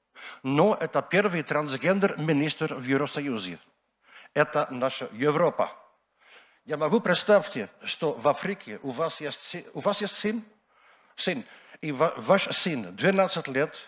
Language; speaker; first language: Russian; non-native, learner; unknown